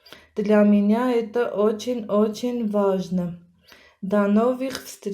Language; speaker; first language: Russian; non-native, local second language; Armenian